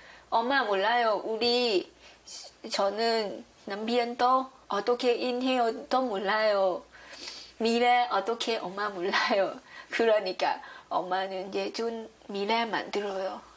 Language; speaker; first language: Korean; non-native, learner; Thai